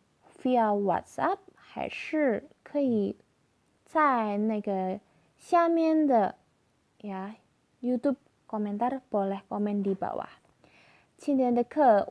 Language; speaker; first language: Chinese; non-native, fluent; Indonesian